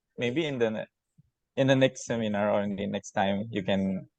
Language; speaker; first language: English; non-native, learner; Indonesian